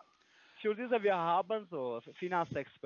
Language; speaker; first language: German; non-native, learner; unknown